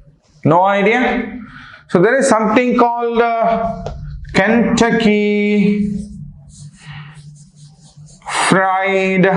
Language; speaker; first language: English; non-native, local second language; Telugu